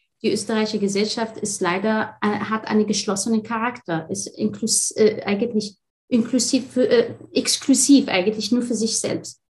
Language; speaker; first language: German; non-native, fluent; Arabic